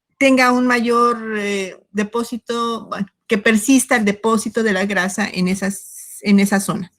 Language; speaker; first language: Spanish; native; Spanish